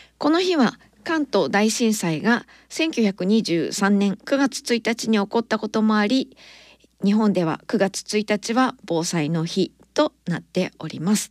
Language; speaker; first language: Japanese; native; Japanese